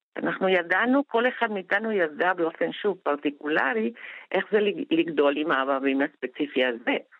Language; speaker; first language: Hebrew; non-native, fluent; Spanish